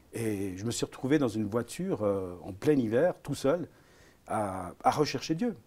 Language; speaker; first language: French; early bilingual, other home language; Italian